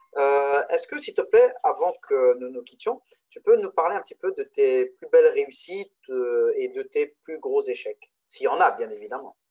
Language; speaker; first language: French; non-native, local second language; Arabic